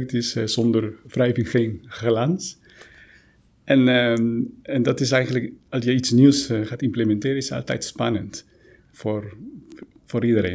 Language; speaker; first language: Dutch; non-native, fluent; Spanish